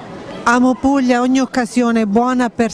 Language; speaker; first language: Italian; native; Italian